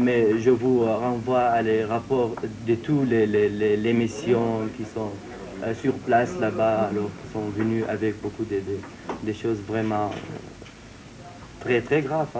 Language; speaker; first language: French; non-native, fluent; Syriac